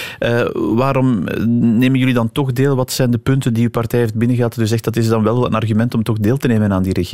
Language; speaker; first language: Dutch; native; Dutch